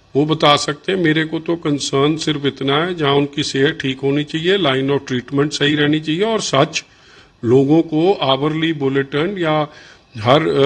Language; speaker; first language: Hindi; non-native, local second language; Punjabi